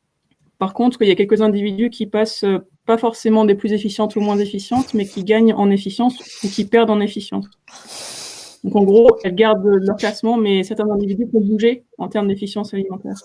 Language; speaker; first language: French; native; French